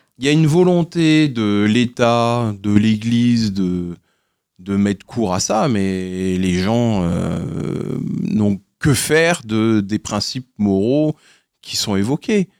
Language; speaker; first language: French; native; French